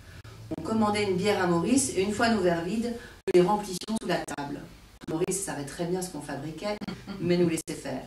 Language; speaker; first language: French; native; French